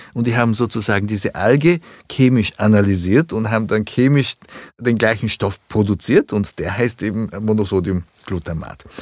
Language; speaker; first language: German; early bilingual, other home language; Japanese